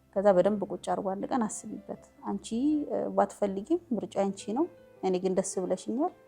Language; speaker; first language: Amharic; native; Amharic